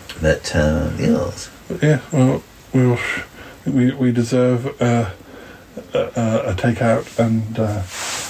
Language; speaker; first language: English; native; English